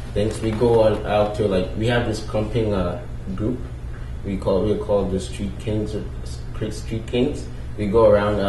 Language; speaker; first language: English; non-native, local second language; Ewe